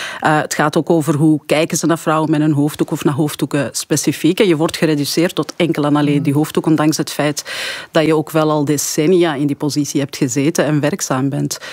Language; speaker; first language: Dutch; early bilingual, other home language; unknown